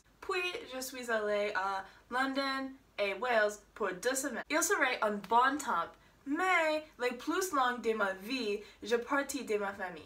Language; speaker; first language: French; non-native, learner; English